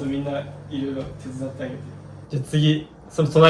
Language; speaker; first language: Japanese; native; Japanese